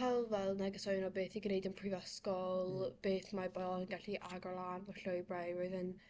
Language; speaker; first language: Welsh; non-native, local second language; English